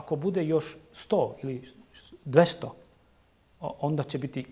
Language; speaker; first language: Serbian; non-native, local second language; Turkish